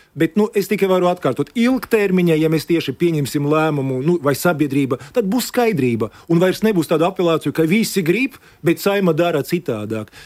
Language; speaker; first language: Latvian; non-native, local second language; Russian